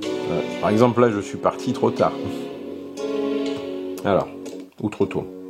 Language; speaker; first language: French; native; French